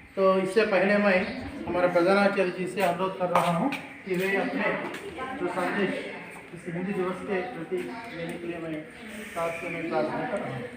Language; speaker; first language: Hindi; non-native, local second language; Telugu